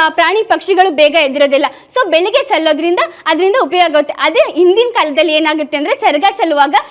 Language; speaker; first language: Kannada; native; Kannada